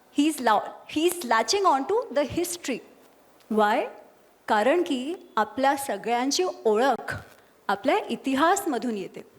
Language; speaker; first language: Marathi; non-native, local second language; Gujarati